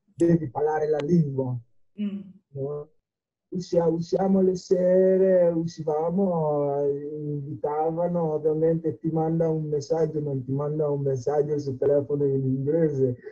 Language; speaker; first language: Italian; non-native, fluent; Akan